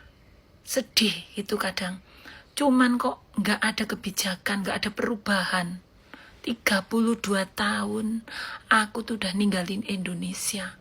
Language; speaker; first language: Indonesian; native; Indonesian